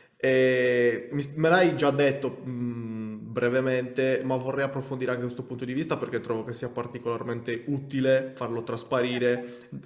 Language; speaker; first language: Italian; native; Italian